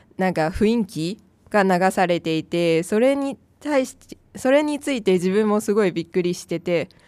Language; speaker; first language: Japanese; non-native, fluent; Chinese